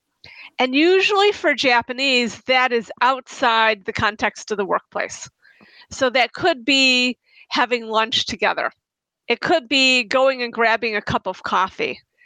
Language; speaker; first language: English; native; English